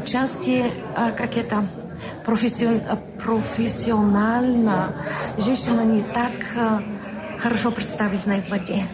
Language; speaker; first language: Russian; non-native, learner; Bulgarian